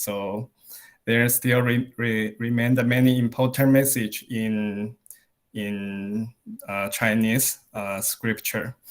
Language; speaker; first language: English; non-native, learner; Chinese